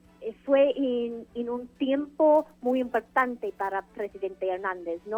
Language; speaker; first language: Spanish; non-native, fluent; English